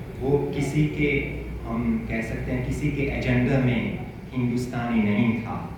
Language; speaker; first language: Hindi; non-native, fluent; Hungarian